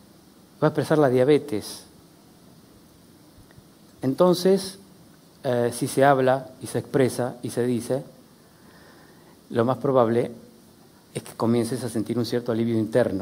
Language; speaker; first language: Spanish; native; Spanish